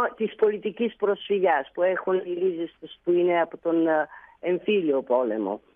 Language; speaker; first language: Greek; early bilingual, heritage; Bulgarian